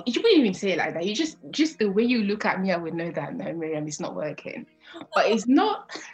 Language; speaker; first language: English; non-native, fluent; French